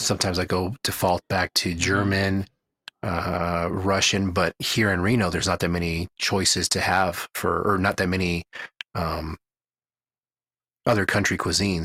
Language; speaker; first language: English; native; English